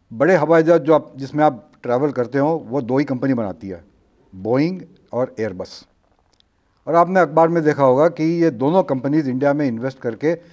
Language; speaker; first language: Hindi; non-native, local second language; Marathi